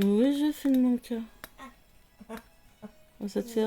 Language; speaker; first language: French; native; French